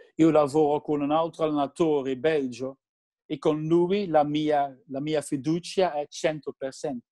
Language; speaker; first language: Italian; non-native, learner; Dutch